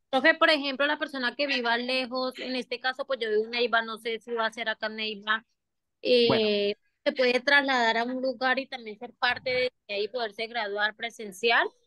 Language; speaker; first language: Spanish; native; Spanish